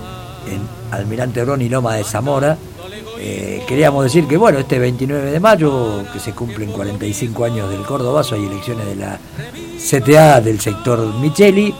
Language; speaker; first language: Spanish; native; Spanish